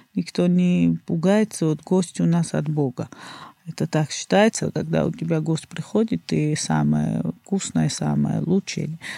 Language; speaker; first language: Russian; non-native, fluent; Georgian